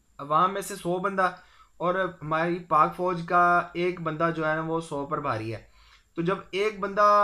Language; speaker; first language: Urdu; non-native, local second language; Punjabi